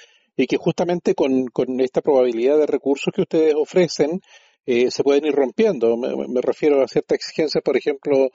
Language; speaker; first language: Spanish; native; Spanish